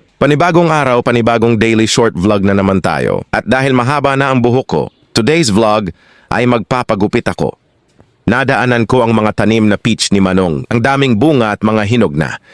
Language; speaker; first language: Filipino; native; Filipino